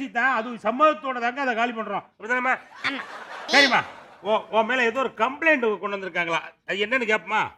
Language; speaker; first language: Tamil; native; Tamil